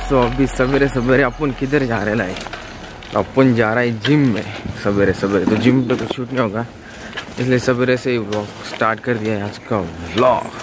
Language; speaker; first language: Hindi; non-native, local second language; Marathi